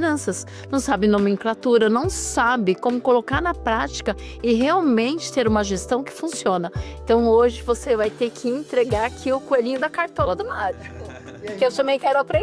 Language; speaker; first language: Portuguese; native; Portuguese